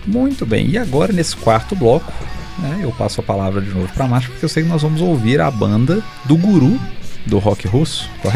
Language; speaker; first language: Portuguese; native; Portuguese